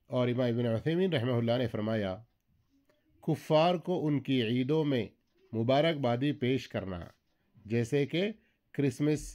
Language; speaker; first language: Urdu; native; Urdu